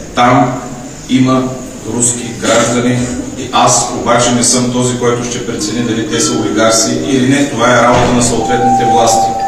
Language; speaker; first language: Bulgarian; non-native, local second language; Turkish